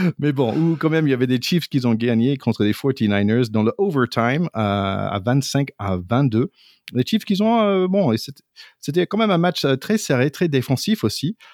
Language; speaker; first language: French; non-native, fluent; English